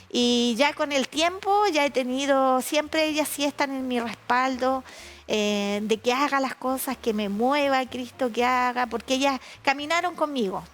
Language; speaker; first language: Spanish; native; Spanish